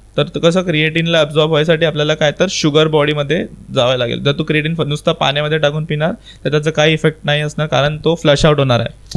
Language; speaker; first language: Marathi; non-native, local second language; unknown